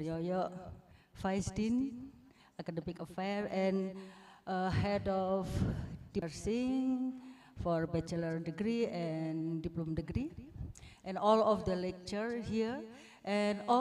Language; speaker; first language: English; non-native, fluent; Indonesian